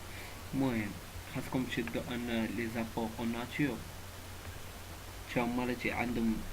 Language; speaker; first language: Arabic; native; Arabic